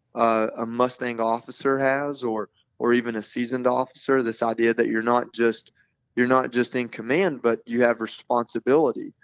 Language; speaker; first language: English; native; English